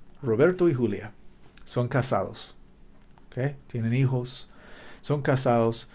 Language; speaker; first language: Spanish; non-native, learner; English